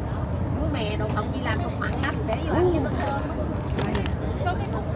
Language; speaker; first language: Vietnamese; native; Vietnamese